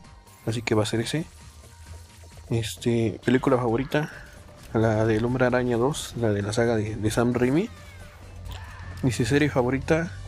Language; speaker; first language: Spanish; native; Spanish